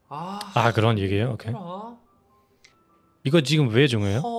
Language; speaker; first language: Korean; non-native, fluent; German